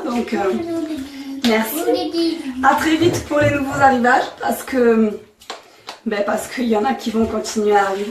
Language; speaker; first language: French; native; French